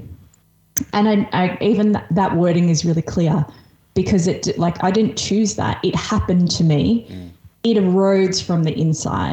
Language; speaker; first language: English; early bilingual, other home language; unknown